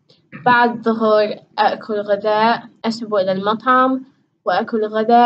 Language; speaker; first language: Arabic; non-native, learner; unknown